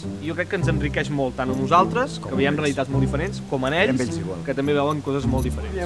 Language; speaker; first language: Catalan; native; Catalan